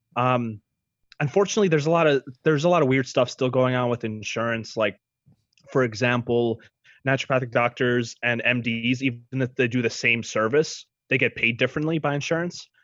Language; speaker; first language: English; early bilingual, other home language; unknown